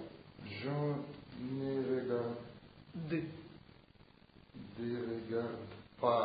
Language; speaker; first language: French; non-native, learner; Russian